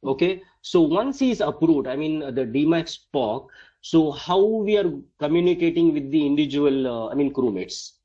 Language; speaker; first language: English; non-native, local second language; Tamil